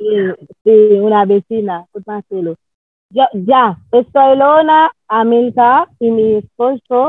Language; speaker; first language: Spanish; non-native, learner; Haitian Creole